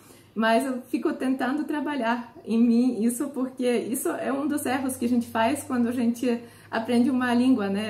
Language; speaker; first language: Portuguese; non-native, fluent; Polish